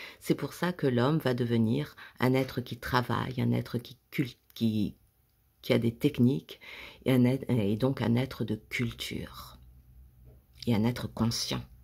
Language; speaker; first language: French; native; French